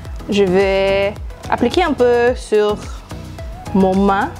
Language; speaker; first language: French; non-native, learner; English